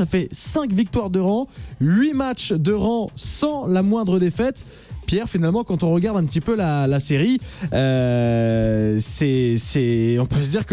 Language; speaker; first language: French; native; French